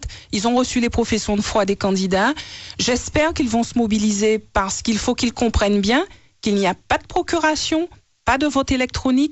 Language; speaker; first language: French; native; French